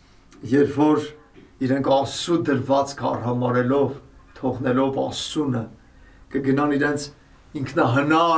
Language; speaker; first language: Armenian; native; Armenian